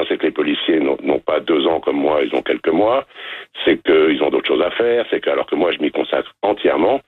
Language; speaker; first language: French; native; French